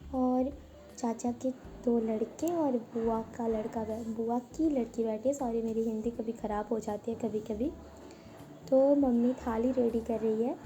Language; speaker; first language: Hindi; non-native, local second language; Bangla